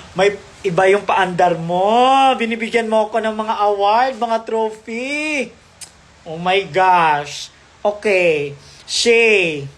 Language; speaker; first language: Filipino; non-native, local second language; Cebuano